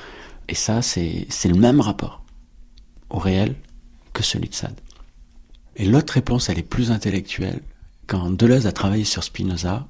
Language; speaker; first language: French; native; French